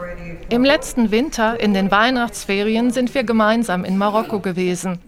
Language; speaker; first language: German; native; German